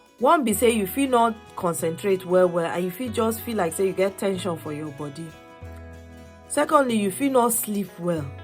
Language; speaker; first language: Nigerian Pidgin; non-native, local second language; Yoruba